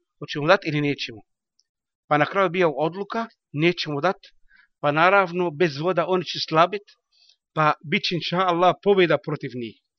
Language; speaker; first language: Bosnian; non-native, learner; Arabic